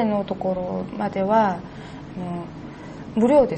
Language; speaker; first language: Japanese; non-native, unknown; Korean